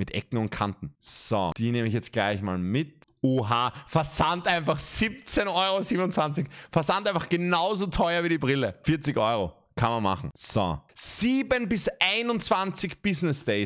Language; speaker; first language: German; native; German